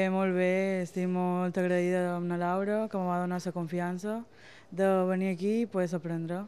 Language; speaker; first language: Catalan; non-native, fluent; Spanish